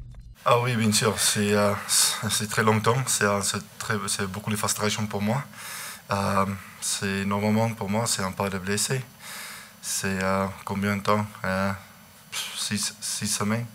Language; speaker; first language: French; non-native, learner; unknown